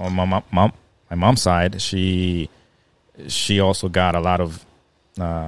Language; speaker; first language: English; native; English